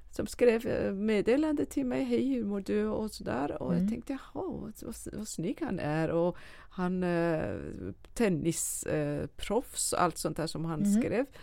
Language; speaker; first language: Swedish; non-native, fluent; Persian